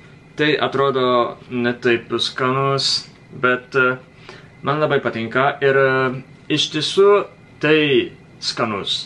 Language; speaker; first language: Lithuanian; non-native, learner; Japanese